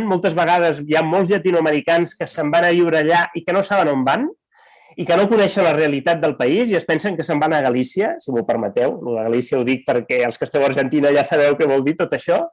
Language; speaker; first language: Catalan; native; Catalan